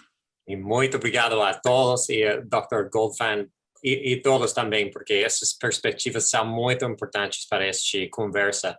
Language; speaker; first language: Portuguese; non-native, fluent; English